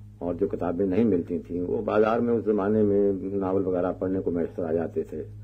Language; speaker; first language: Urdu; non-native, local second language; Punjabi